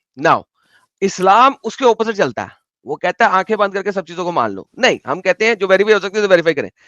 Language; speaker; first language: Urdu; native; Urdu